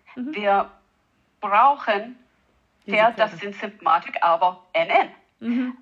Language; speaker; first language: German; non-native, fluent; English